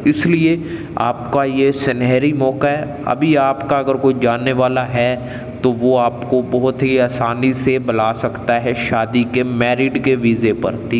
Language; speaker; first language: Hindi; non-native, local second language; Punjabi